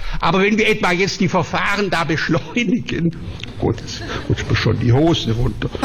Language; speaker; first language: German; native; German